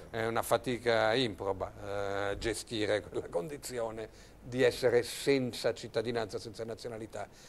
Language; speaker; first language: Italian; early bilingual, other home language; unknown